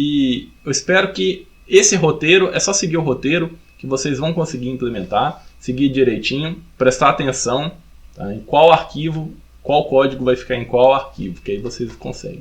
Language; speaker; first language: Portuguese; native; Portuguese